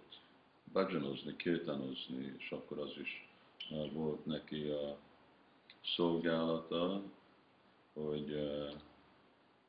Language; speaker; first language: Hungarian; early bilingual, heritage; Hungarian